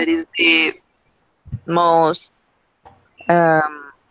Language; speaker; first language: English; non-native, learner; Spanish